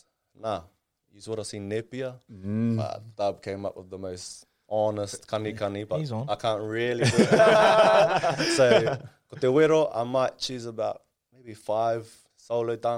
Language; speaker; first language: English; non-native, local second language; Māori